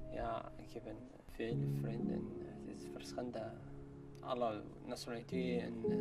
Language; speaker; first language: Dutch; non-native, learner; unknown